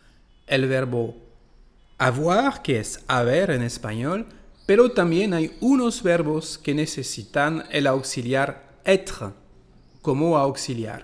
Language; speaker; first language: Spanish; non-native, fluent; French